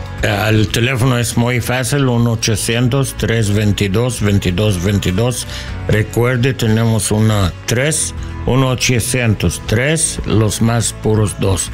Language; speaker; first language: Spanish; non-native, learner; English